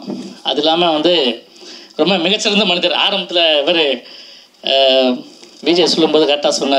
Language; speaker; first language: Tamil; native; Tamil